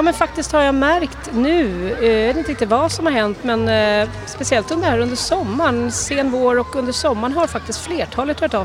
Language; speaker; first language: Swedish; native; Swedish